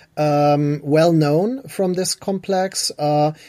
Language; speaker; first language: English; non-native, fluent; German